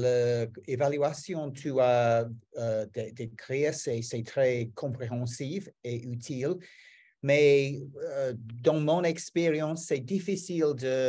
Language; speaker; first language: French; non-native, learner; English